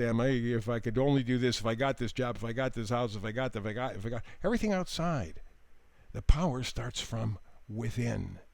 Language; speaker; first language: English; native; English